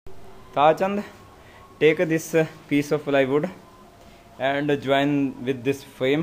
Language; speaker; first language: English; non-native, local second language; Hindi